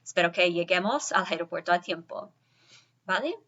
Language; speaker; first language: Spanish; non-native, fluent; English